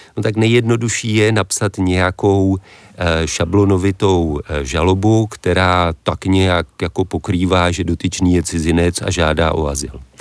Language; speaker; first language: Czech; native; Czech